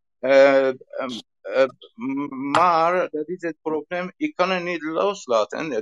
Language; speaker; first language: Dutch; non-native, learner; Persian